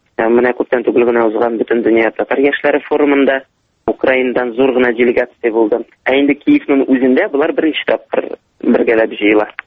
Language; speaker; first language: Tatar; native; Tatar